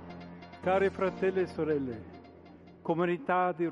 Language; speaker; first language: Italian; non-native, fluent; English